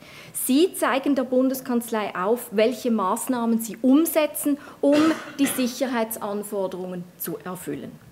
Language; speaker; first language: German; native; German